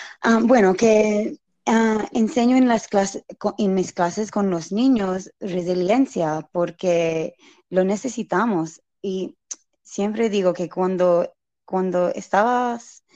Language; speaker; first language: Spanish; non-native, learner; English